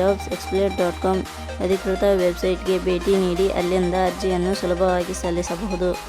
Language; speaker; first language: Kannada; native; Kannada